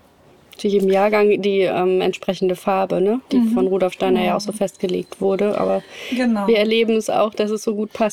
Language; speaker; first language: German; native; German